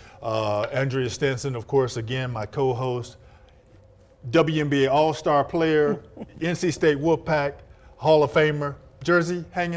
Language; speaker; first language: English; native; English